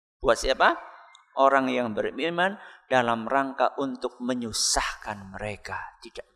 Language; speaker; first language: Indonesian; non-native, local second language; Javanese